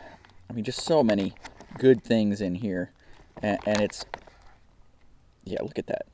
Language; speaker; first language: English; native; English